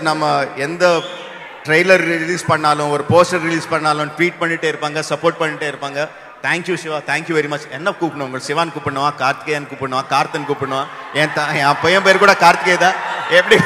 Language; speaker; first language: Tamil; non-native, local second language; Telugu